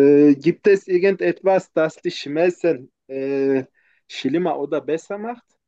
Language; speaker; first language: German; non-native, fluent; Turkish